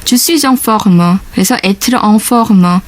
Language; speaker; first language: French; non-native, fluent; Korean